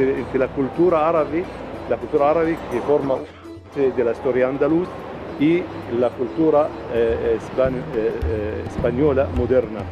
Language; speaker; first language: Spanish; non-native, fluent; Arabic